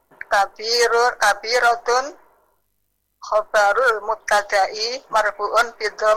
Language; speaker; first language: Arabic; non-native, learner; Indonesian